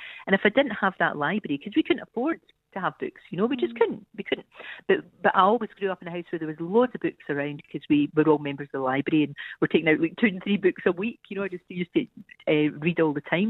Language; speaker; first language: English; native; English